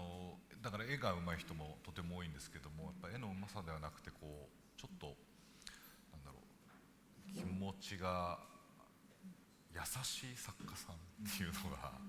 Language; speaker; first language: Japanese; native; Japanese